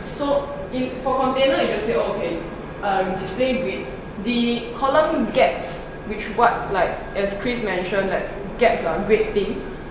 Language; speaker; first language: English; non-native, local second language; Min Nan Chinese